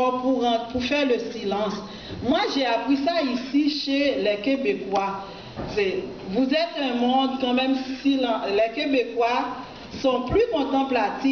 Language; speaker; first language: French; non-native, local second language; Haitian Creole